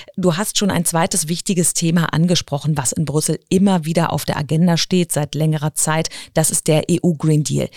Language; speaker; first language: German; native; German